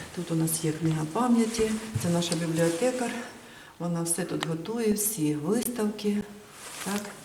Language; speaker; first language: Ukrainian; native; Ukrainian